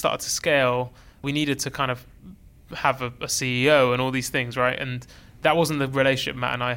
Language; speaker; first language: English; native; English